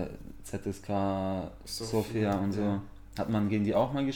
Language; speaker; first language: German; native; German